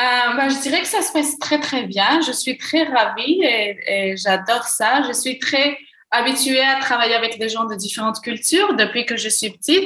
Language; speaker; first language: French; non-native, local second language; Arabic